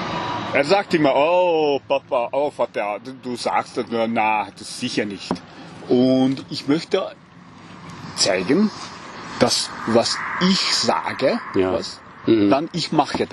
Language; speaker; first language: German; non-native, learner; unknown